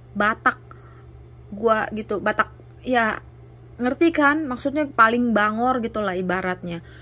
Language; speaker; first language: Indonesian; native; Indonesian